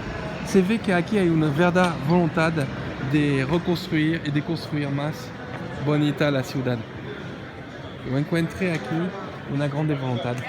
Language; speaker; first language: Spanish; non-native, learner; French